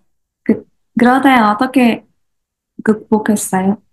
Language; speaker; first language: Korean; non-native, learner; Indonesian